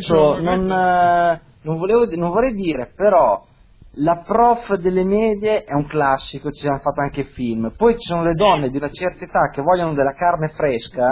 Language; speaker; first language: Italian; native; Italian